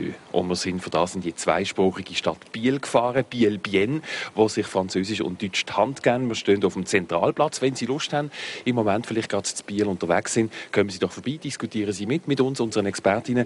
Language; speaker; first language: German; native; German